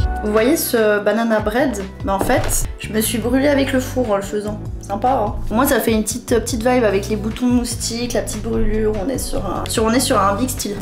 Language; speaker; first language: French; native; French